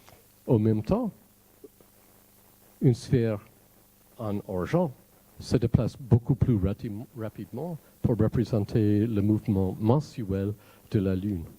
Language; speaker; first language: French; non-native, fluent; English